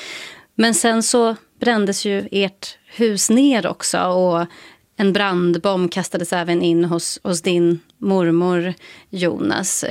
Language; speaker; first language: Swedish; native; Swedish